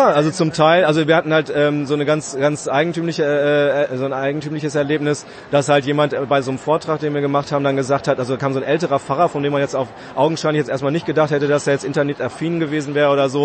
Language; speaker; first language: German; native; German